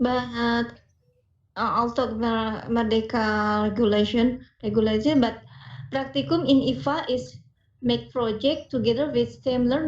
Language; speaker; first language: English; non-native, learner; Indonesian